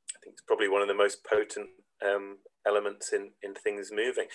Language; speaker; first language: English; native; English